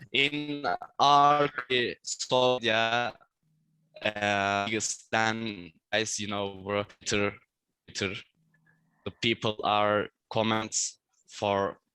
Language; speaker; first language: English; non-native, learner; Turkish